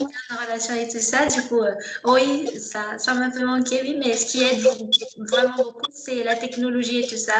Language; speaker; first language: French; non-native, local second language; Malagasy